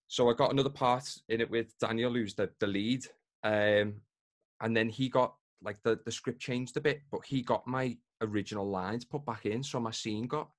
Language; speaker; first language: English; native; English